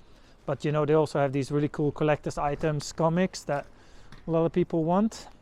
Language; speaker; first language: English; non-native, fluent; Dutch